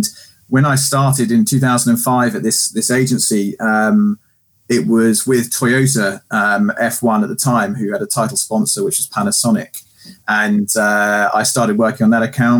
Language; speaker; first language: English; native; English